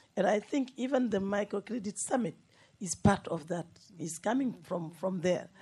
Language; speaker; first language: English; non-native, fluent; Wolof